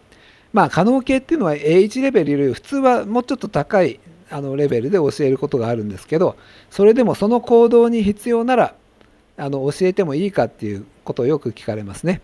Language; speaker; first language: Japanese; native; Japanese